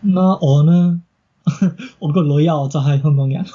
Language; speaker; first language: Chinese; non-native, fluent; English